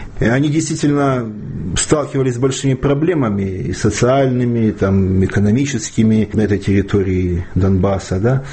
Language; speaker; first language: Russian; native; Russian